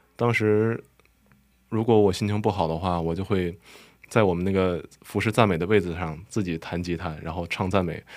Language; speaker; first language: Chinese; native; Chinese